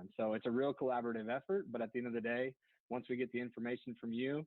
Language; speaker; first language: English; native; English